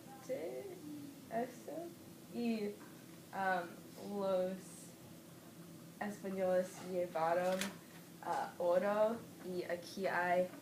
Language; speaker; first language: Spanish; non-native, learner; English